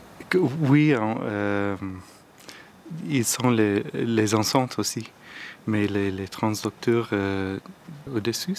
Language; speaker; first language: French; non-native, learner; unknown